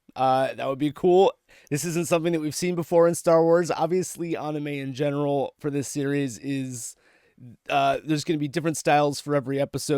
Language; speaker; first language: English; native; English